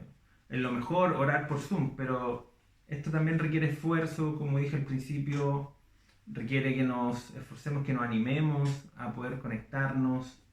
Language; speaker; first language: Spanish; native; Spanish